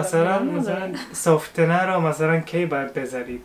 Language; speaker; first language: Persian; non-native, fluent; Japanese